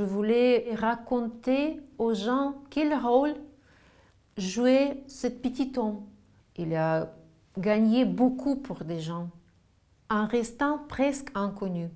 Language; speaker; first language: French; non-native, fluent; Russian